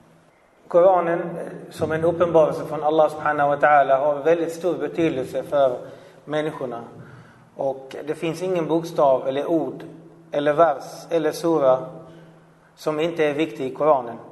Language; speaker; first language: Swedish; non-native, fluent; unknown